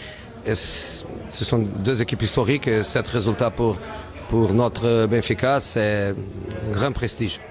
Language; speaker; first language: French; non-native, fluent; Portuguese